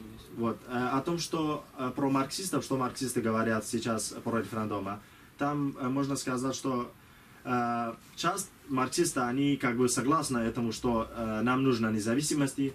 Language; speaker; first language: Russian; non-native, learner; Kurdish